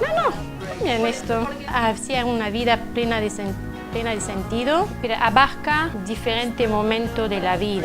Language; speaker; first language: Spanish; non-native, fluent; French